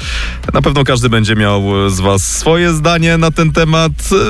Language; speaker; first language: Polish; native; Polish